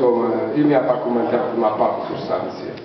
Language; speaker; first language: French; non-native, learner; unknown